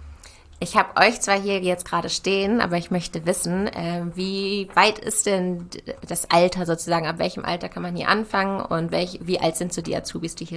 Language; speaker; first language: German; native; German